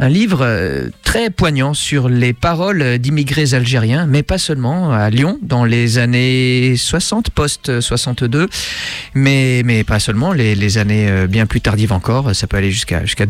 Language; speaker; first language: French; native; French